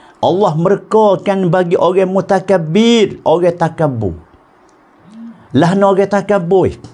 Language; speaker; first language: Malay; native; Malay